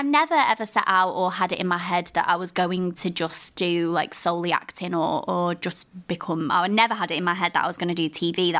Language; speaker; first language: English; native; English